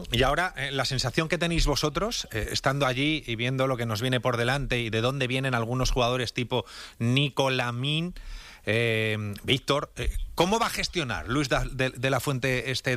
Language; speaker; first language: Spanish; native; Spanish